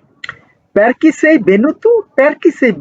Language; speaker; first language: Italian; non-native, learner; Bangla